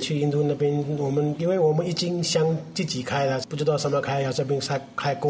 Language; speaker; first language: Chinese; non-native, learner; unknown